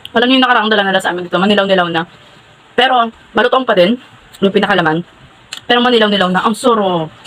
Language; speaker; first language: Filipino; non-native, local second language; Hiligaynon